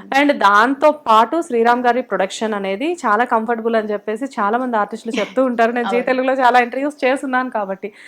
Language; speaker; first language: Telugu; native; Telugu